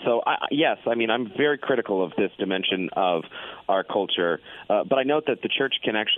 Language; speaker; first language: English; native; English